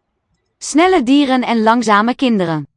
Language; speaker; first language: Dutch; non-native, learner; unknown